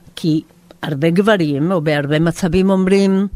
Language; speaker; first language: Hebrew; non-native, fluent; Spanish